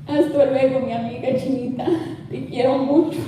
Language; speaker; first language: Spanish; early bilingual, heritage; Spanish